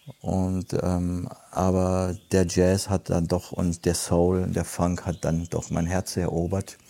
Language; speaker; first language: German; early bilingual, other home language; Italian